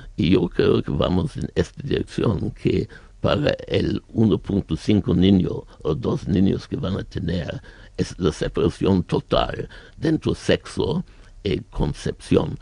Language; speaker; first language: Spanish; non-native, learner; German